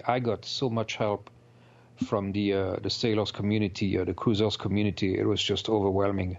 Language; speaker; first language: English; non-native, fluent; French